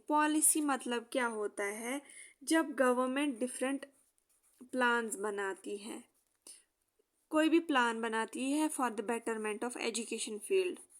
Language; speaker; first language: Hindi; native; Hindi